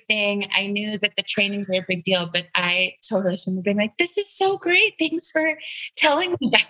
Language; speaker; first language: English; native; English